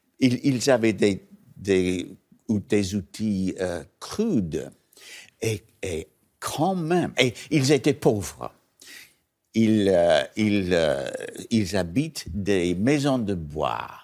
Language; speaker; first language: French; non-native, learner; English